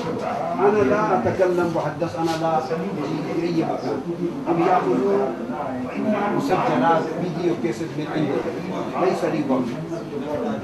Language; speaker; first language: Arabic; non-native, learner; Urdu